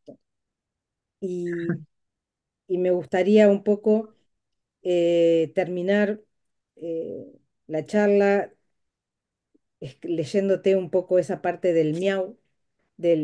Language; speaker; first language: Spanish; native; Spanish